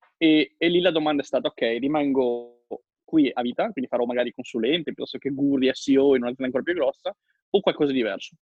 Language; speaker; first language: Italian; native; Italian